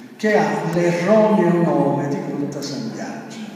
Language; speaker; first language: Italian; native; Italian